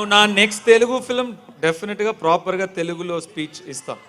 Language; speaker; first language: Telugu; non-native, learner; Tamil